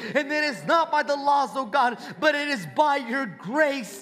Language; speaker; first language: English; non-native, fluent; Spanish